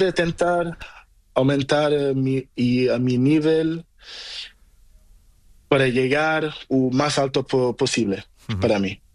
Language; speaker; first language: Spanish; non-native, learner; Portuguese